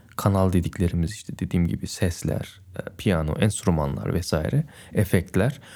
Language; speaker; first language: Turkish; native; Turkish